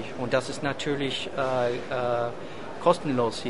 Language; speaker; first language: German; non-native, fluent; English